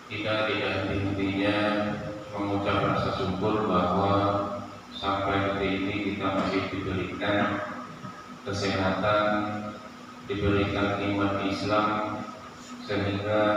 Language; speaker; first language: Indonesian; non-native, local second language; Javanese